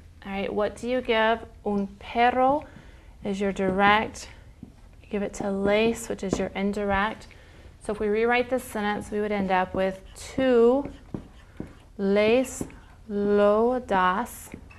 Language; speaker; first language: English; native; English